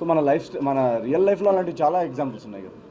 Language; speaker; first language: Telugu; native; Telugu